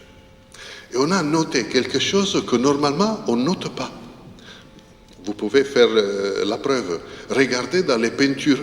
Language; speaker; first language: French; non-native, fluent; Italian